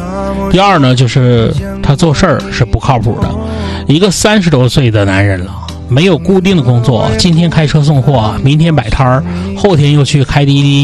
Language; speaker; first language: Chinese; native; Chinese